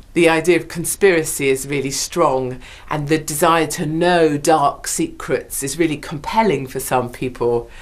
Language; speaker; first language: English; native; English